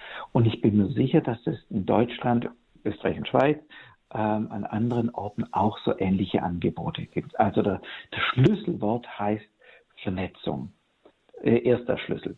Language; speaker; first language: German; native; German